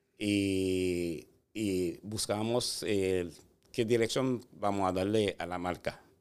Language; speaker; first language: Spanish; non-native, fluent; Haitian Creole